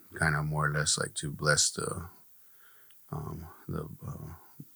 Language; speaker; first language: English; native; English